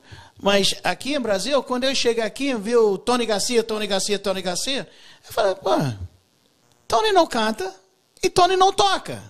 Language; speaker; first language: Portuguese; non-native, learner; English